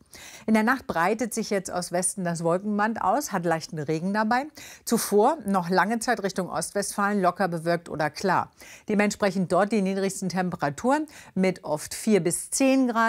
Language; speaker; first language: German; native; German